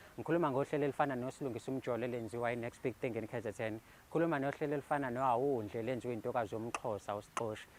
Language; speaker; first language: Zulu; native; Zulu